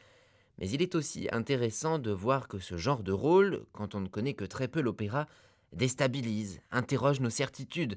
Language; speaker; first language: French; native; French